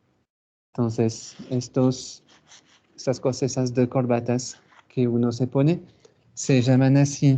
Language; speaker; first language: Spanish; non-native, fluent; French